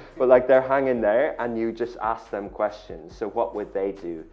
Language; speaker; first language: English; native; English